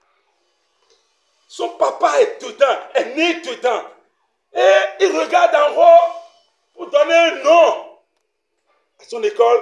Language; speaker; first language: French; non-native, local second language; Fon